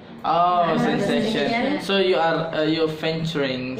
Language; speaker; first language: English; non-native, fluent; Indonesian